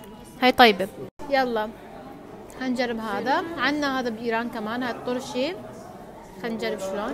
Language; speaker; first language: Arabic; non-native, fluent; Persian